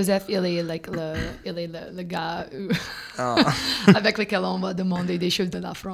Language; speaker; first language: French; non-native, fluent; English